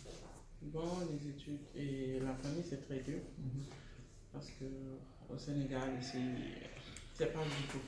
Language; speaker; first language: French; non-native, local second language; Wolof